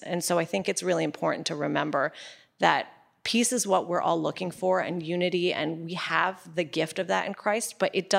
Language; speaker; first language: English; native; English